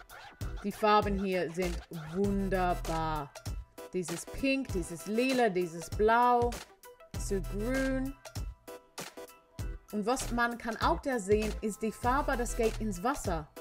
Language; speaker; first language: German; non-native, learner; English